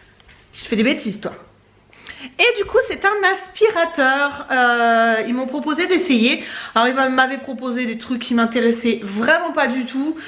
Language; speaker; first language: French; native; French